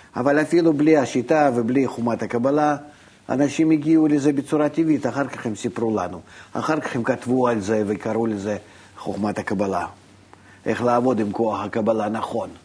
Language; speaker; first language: Hebrew; non-native, fluent; Russian